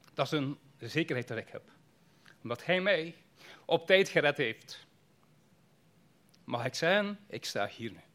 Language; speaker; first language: Dutch; native; Dutch